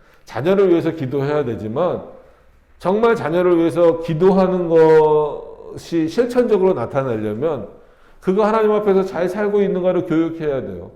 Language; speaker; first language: Korean; native; Korean